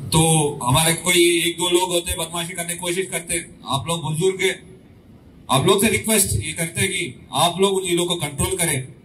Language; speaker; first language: Hindi; non-native, local second language; Telugu